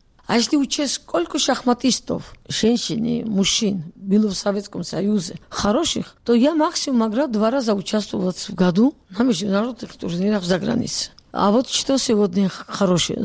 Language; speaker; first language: Russian; non-native, local second language; Georgian